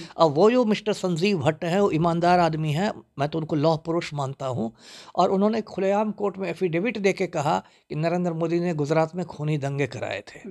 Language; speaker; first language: Hindi; native; Hindi